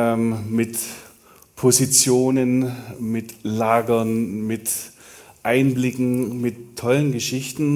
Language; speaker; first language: German; native; German